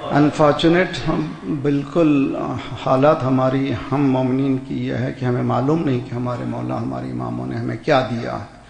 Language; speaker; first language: Urdu; native; Urdu